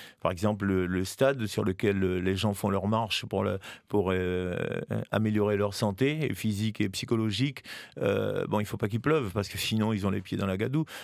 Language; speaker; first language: French; native; French